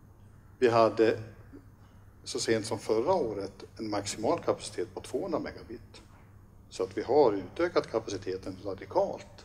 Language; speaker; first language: Swedish; native; Swedish